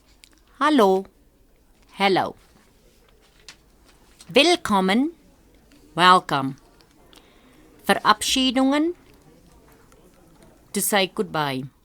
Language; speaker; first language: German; non-native, fluent; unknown